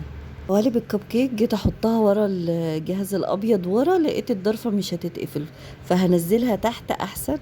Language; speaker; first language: Arabic; native; Arabic